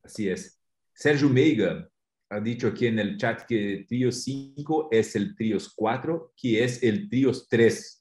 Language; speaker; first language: Spanish; non-native, fluent; Portuguese